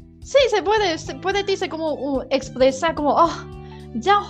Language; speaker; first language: Spanish; non-native, learner; Chinese